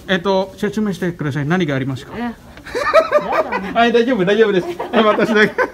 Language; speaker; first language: Japanese; non-native, learner; Indonesian